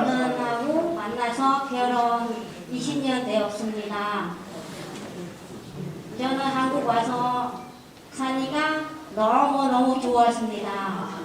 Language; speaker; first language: Korean; non-native, learner; Vietnamese